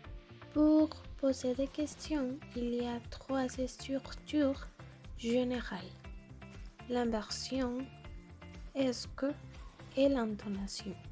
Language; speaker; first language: French; non-native, learner; Spanish